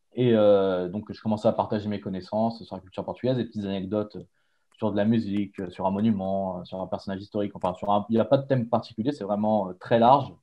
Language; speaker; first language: French; native; French